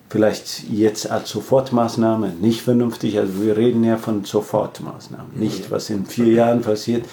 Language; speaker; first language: German; non-native, fluent; Amharic